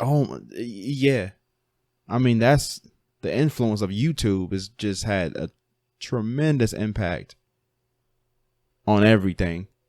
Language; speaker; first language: English; native; English